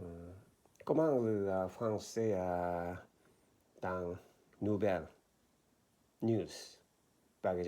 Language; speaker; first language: French; non-native, learner; Korean